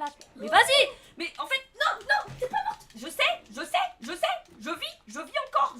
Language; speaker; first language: French; native; French